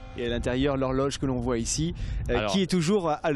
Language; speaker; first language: French; native; French